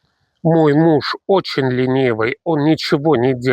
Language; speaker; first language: Russian; non-native, local second language; Uzbek